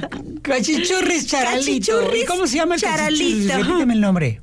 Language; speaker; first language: Spanish; native; Spanish